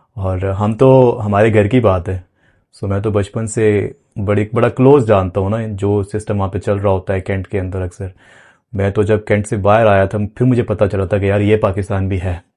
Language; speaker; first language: Urdu; non-native, local second language; Punjabi